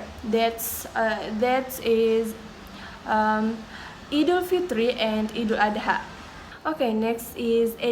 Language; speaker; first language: English; non-native, learner; Indonesian